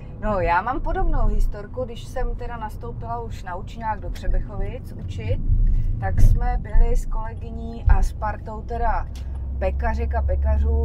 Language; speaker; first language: Czech; native; Czech